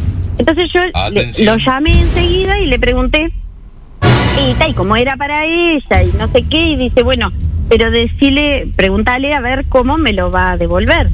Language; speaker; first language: Spanish; native; Spanish